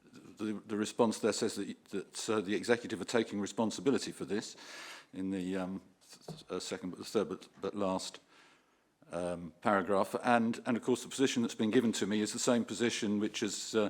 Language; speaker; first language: English; native; English